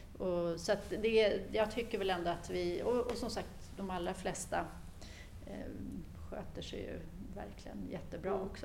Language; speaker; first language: Swedish; native; Swedish